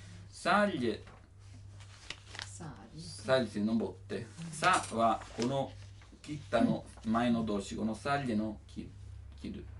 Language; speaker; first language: Japanese; non-native, learner; Italian